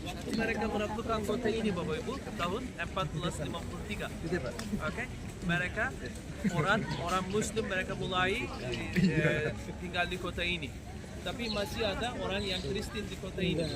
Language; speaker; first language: Indonesian; non-native, fluent; Turkish